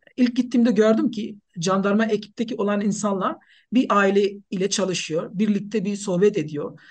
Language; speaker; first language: Turkish; non-native, fluent; Nepali